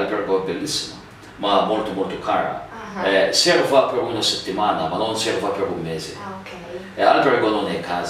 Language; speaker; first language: Italian; non-native, learner; English